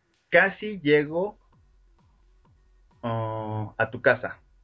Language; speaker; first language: Spanish; native; Spanish